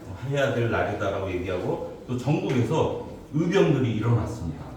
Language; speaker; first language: Korean; native; Korean